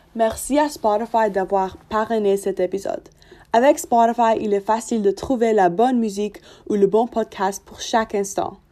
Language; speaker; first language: French; non-native, learner; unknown